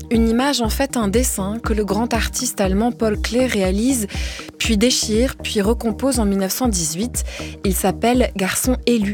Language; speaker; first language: French; native; French